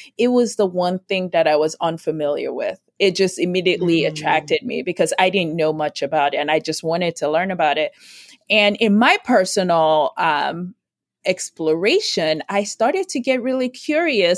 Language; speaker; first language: English; non-native, local second language; Yoruba